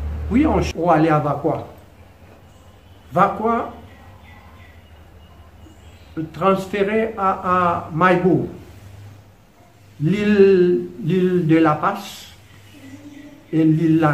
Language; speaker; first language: French; non-native, learner; Morisyen